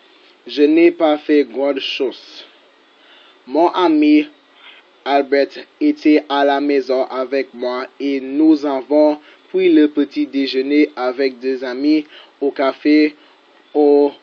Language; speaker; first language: French; non-native, learner; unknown